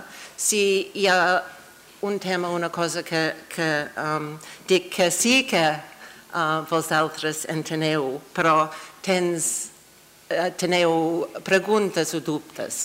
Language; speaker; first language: Catalan; non-native, fluent; English